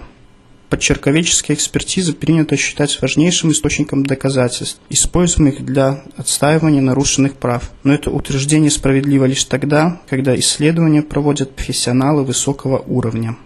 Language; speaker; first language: Russian; native; Russian